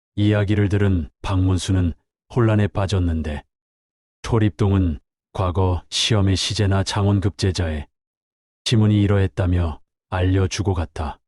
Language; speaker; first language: Korean; native; Korean